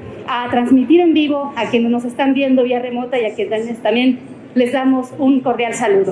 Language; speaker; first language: Spanish; native; Spanish